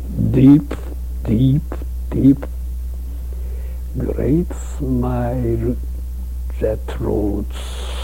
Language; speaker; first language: English; non-native, learner; Japanese